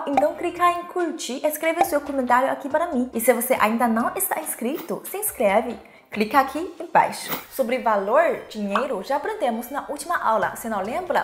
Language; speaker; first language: Portuguese; non-native, fluent; Chinese